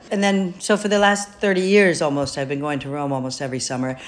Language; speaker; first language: English; native; English